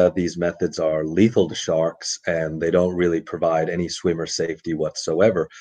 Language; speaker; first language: English; native; English